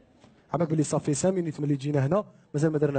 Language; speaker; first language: Arabic; native; Arabic